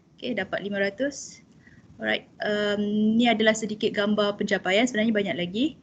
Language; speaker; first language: Malay; native; Malay